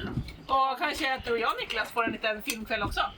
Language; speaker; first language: Swedish; native; Swedish